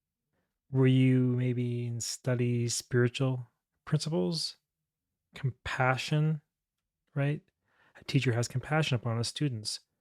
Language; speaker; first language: English; native; English